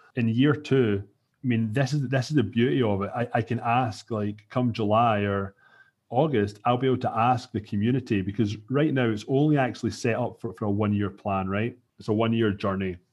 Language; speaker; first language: English; native; English